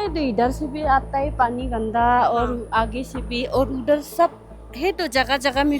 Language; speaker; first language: Hindi; non-native, local second language; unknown